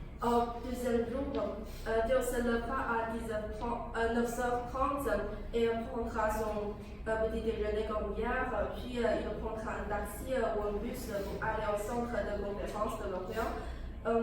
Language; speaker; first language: French; non-native, learner; Chinese